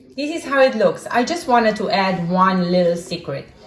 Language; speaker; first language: English; non-native, fluent; Romanian